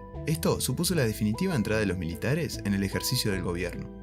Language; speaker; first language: Spanish; native; Spanish